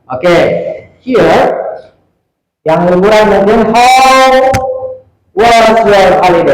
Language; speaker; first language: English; non-native, learner; Indonesian